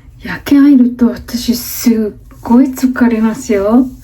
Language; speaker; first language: Japanese; non-native, fluent; Mongolian